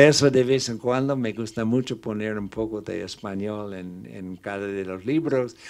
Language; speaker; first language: Spanish; non-native, learner; English